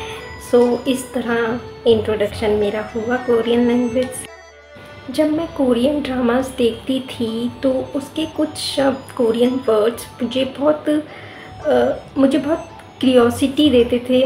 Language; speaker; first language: Hindi; native; Hindi